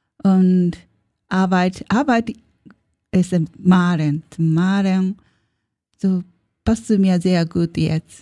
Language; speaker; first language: German; non-native, learner; Japanese